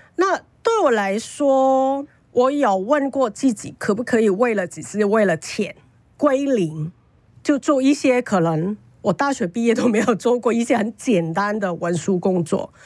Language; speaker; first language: Chinese; non-native, fluent; Cantonese